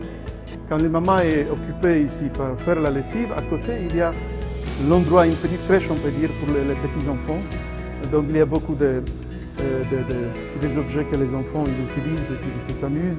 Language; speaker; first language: French; non-native, fluent; Polish